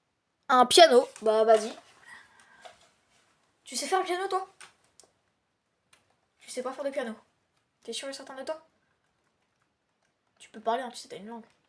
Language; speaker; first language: French; native; French